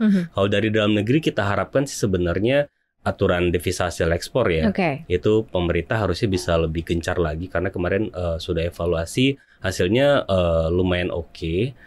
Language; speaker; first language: Indonesian; native; Indonesian